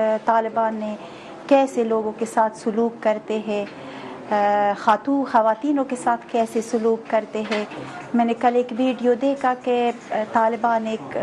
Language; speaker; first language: Hindi; non-native, learner; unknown